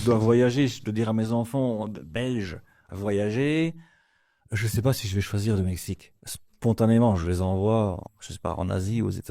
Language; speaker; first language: French; native; French